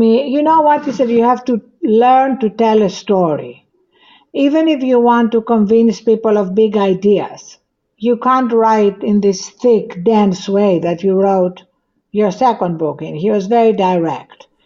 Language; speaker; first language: English; non-native, fluent; Greek